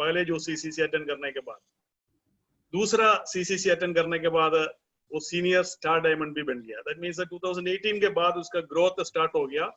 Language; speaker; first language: Hindi; non-native, local second language; Gujarati